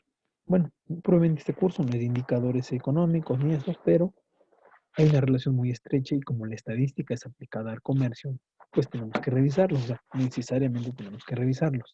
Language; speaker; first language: Spanish; native; Spanish